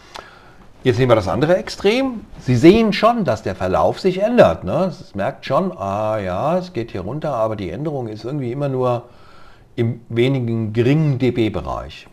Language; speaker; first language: German; native; German